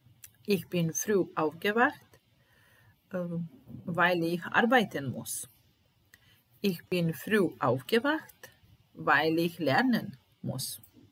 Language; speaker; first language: German; non-native, fluent; Italian